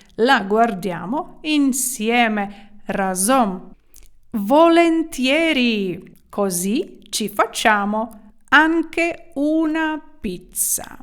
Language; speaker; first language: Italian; non-native, fluent; Ukrainian